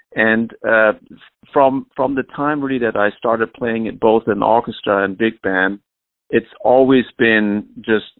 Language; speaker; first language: English; non-native, fluent; German